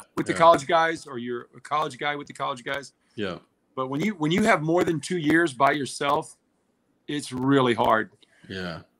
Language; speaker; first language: English; native; English